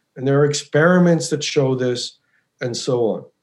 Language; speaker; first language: English; native; English